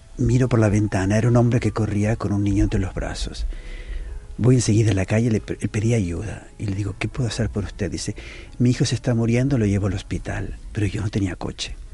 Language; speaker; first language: Spanish; native; Spanish